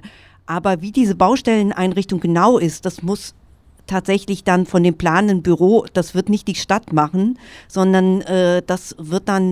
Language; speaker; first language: German; native; German